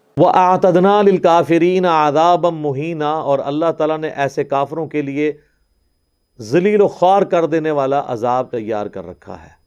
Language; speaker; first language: Urdu; non-native, local second language; Punjabi